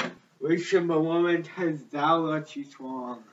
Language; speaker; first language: Chinese; non-native, learner; English